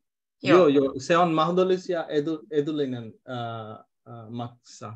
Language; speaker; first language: Finnish; non-native, learner; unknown